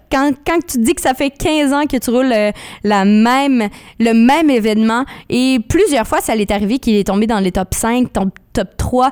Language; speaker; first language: French; native; French